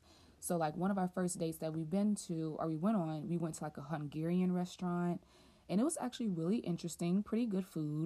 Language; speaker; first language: English; native; English